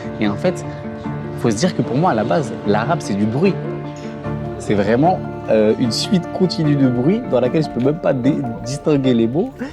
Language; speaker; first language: French; native; French